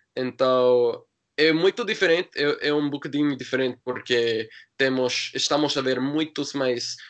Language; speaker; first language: Portuguese; non-native, learner; English